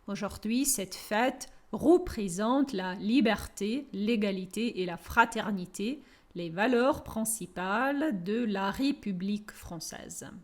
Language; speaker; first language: French; non-native, fluent; Ukrainian